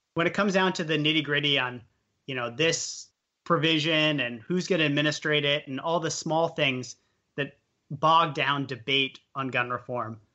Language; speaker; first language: English; native; English